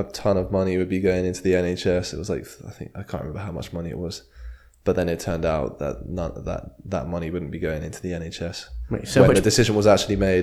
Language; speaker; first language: English; native; English